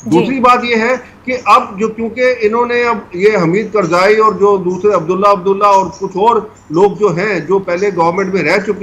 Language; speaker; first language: Hindi; native; Hindi